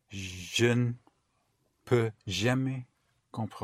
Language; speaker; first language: French; non-native, learner; English